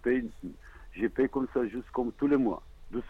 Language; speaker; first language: French; non-native, learner; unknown